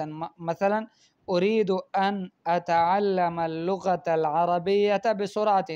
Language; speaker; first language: Arabic; non-native, fluent; Urdu